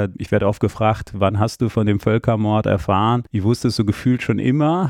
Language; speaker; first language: German; early bilingual, other home language; Armenian